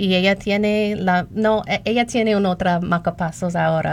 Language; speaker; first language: Spanish; non-native, learner; English